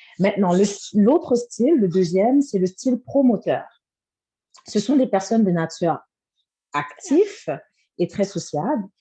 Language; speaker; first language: French; native; French